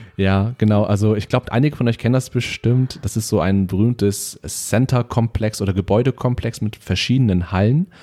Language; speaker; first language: German; native; German